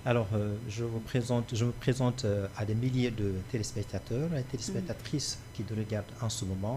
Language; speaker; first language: French; non-native, local second language; Susu